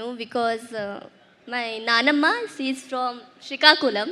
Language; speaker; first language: Telugu; non-native, learner; Odia